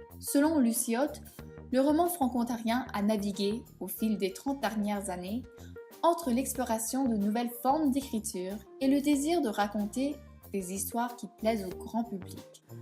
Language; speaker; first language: French; native; French